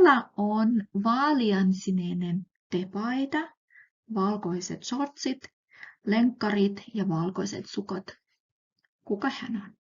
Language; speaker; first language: Finnish; non-native, fluent; Russian